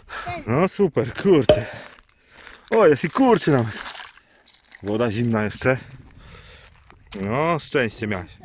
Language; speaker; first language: Polish; native; Polish